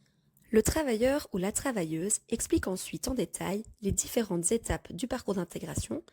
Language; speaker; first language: French; native; French